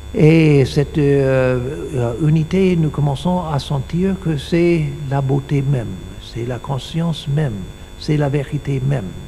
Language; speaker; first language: French; non-native, learner; English